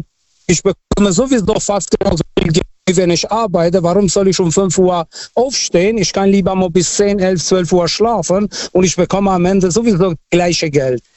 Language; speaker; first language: German; non-native, fluent; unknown